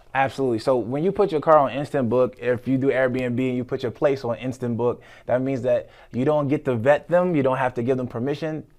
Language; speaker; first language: English; native; English